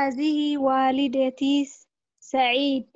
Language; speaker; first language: Arabic; non-native, learner; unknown